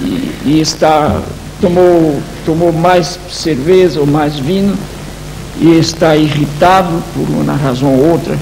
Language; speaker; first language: Spanish; non-native, fluent; Portuguese